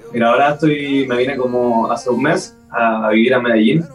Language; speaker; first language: Spanish; native; Spanish